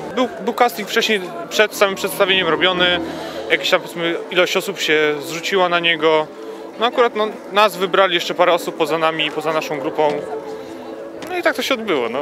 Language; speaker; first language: Polish; native; Polish